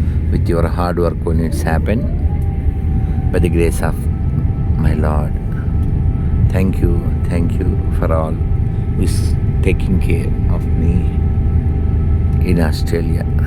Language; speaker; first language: English; non-native, local second language; Telugu